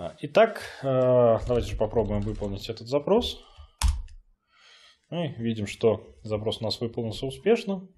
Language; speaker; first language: Russian; native; Russian